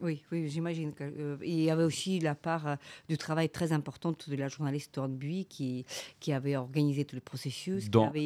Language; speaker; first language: French; non-native, fluent; Ukrainian